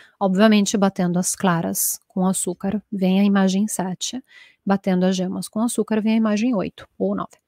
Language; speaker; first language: Portuguese; non-native, fluent; Italian